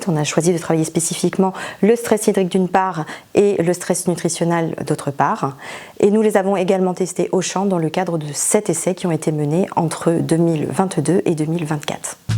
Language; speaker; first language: French; native; French